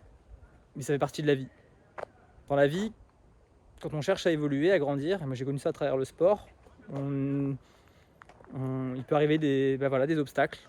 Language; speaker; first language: French; native; French